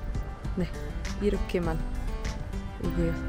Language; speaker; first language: Korean; non-native, learner; German